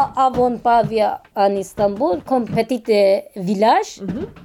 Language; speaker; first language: French; non-native, fluent; Turkish